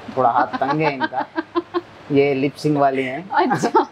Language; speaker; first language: Hindi; non-native, local second language; Kachhi